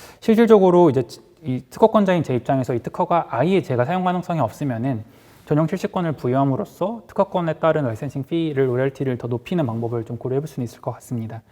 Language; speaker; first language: Korean; native; Korean